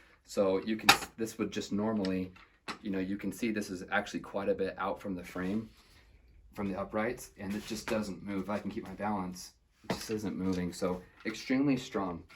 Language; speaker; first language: English; native; English